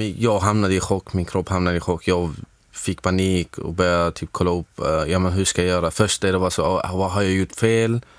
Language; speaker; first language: Swedish; non-native, fluent; Arabic